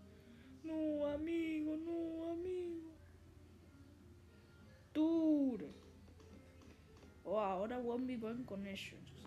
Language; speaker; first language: Spanish; early bilingual, other home language; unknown